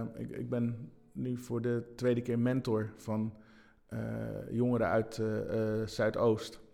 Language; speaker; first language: Dutch; early bilingual, other home language; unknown